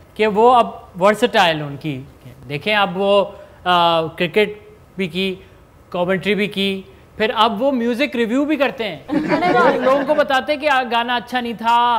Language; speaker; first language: Urdu; non-native, local second language; Sindhi